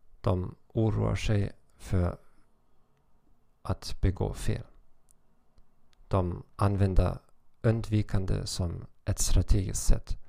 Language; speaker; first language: Swedish; non-native, fluent; German